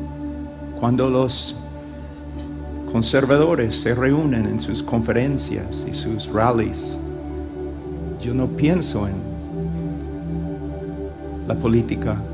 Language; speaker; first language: Spanish; non-native, fluent; English